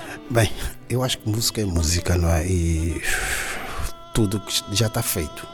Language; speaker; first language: Portuguese; non-native, local second language; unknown